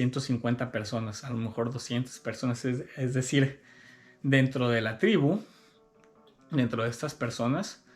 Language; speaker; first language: Spanish; native; Spanish